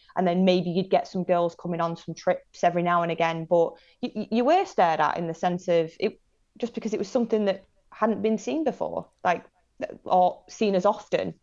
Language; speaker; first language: English; native; English